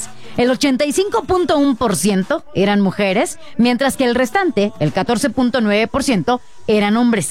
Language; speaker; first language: Spanish; native; Spanish